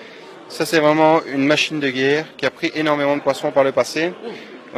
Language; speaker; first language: French; native; French